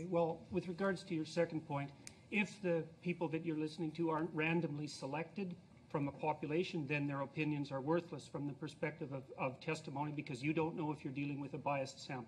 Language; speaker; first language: English; native; English